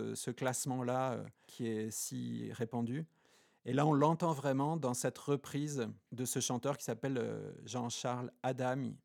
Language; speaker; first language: French; native; French